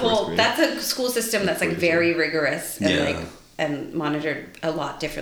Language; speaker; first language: English; native; English